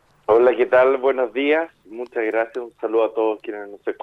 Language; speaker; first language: Spanish; native; Spanish